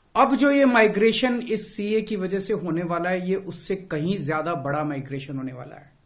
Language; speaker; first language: Hindi; native; Hindi